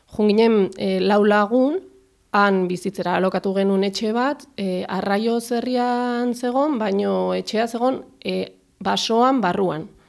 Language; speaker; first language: Basque; native; Basque